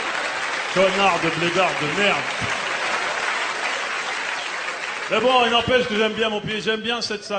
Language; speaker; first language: French; early bilingual, other home language; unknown